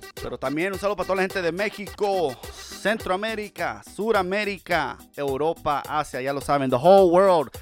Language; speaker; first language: Spanish; early bilingual, heritage; Spanish